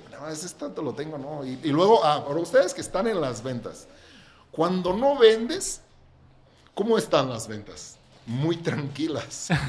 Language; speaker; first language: Spanish; non-native, local second language; Catalan